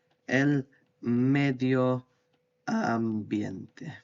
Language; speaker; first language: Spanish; non-native, fluent; English